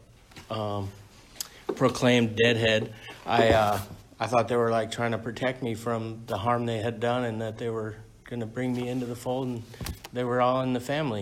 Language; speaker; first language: English; native; English